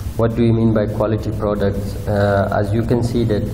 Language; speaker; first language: English; non-native, fluent; Persian